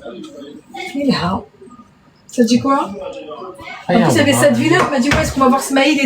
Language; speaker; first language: French; native; French